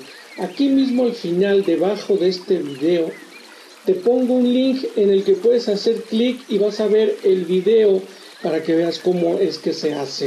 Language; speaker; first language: Spanish; native; Spanish